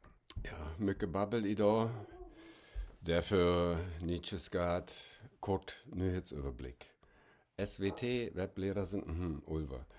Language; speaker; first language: Swedish; non-native, fluent; German